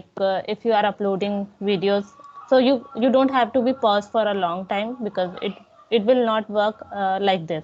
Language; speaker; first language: English; non-native, local second language; Hindi